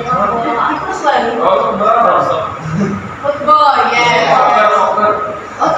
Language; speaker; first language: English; non-native, fluent; Indonesian